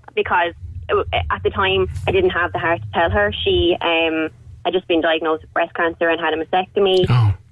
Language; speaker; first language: English; native; English